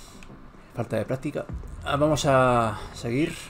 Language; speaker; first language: Spanish; native; Spanish